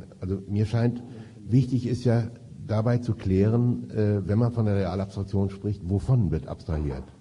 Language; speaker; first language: German; native; German